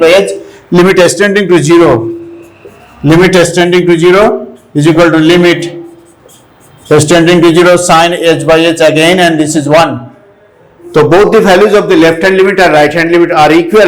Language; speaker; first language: English; non-native, local second language; Hindi